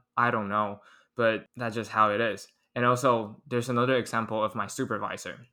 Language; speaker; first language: English; non-native, fluent; Chinese